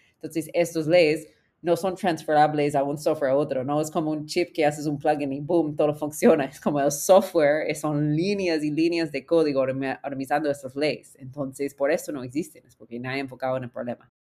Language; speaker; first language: Spanish; non-native, fluent; English